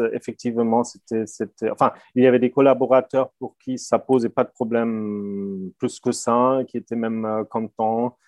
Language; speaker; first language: French; non-native, fluent; German